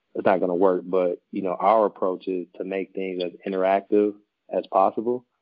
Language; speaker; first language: English; native; English